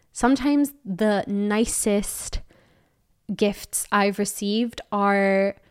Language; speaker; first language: English; native; English